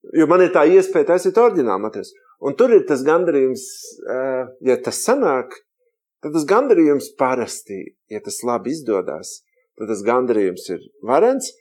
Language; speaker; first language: Latvian; native; Latvian